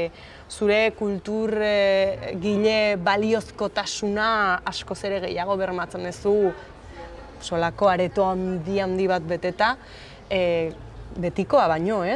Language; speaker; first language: Basque; native; Basque